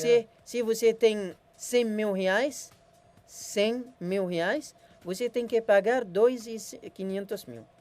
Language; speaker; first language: Portuguese; non-native, learner; Arabic